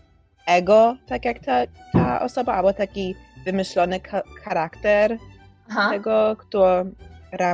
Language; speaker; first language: Polish; early bilingual, heritage; Polish